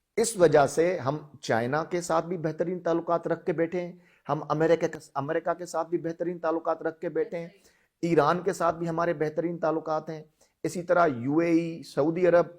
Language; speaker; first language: Urdu; non-native, local second language; Sindhi